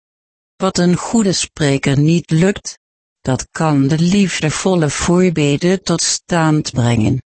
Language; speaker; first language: Dutch; native; Dutch